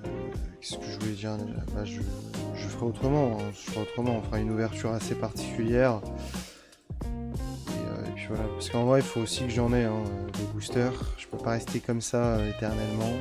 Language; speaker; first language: French; native; French